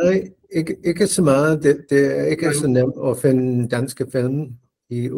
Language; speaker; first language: Danish; non-native, learner; English